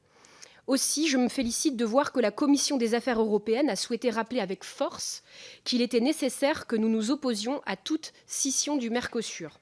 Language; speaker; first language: French; native; French